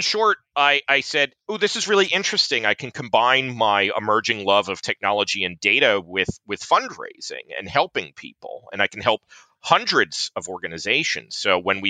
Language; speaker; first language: English; native; English